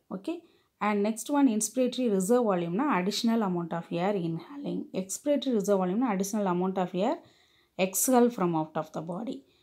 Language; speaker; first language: English; non-native, local second language; Tamil